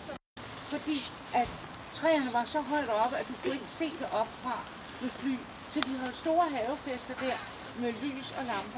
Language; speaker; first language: Danish; native; Danish